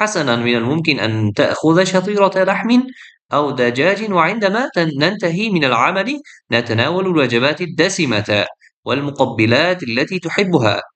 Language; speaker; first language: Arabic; non-native, fluent; Uzbek